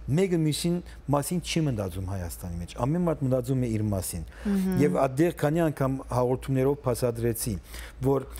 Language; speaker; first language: Armenian; early bilingual, heritage; Armenian